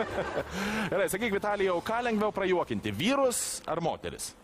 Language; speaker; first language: Lithuanian; native; Lithuanian